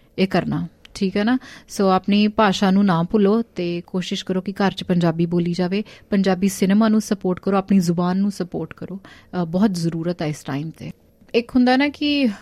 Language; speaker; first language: Punjabi; early bilingual, heritage; Punjabi